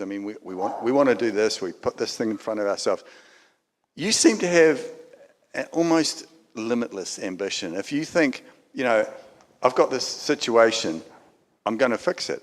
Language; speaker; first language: English; native; English